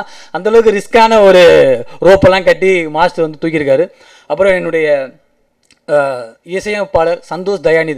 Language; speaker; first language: Tamil; native; Tamil